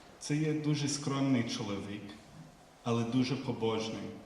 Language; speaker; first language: Ukrainian; early bilingual, heritage; Ukrainian